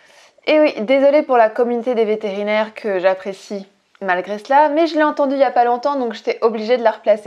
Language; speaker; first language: French; native; French